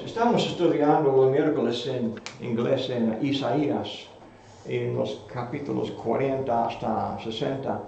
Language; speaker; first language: Spanish; non-native, fluent; English